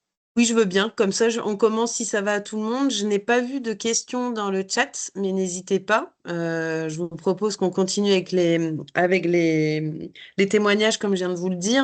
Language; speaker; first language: French; native; French